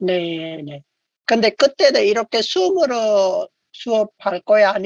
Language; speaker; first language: Korean; non-native, learner; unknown